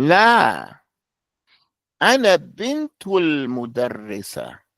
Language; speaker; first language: Arabic; non-native, fluent; English